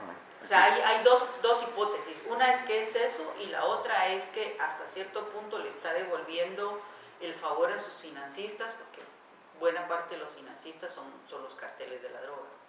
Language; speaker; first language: Spanish; native; Spanish